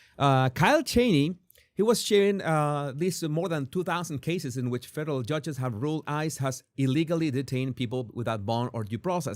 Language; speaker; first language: English; non-native, fluent; Spanish